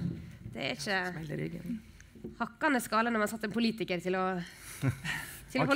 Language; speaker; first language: Norwegian; native; Norwegian